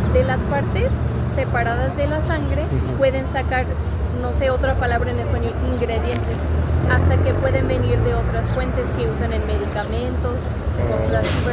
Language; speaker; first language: Spanish; non-native, fluent; English